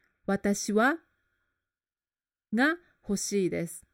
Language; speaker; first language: Japanese; non-native, learner; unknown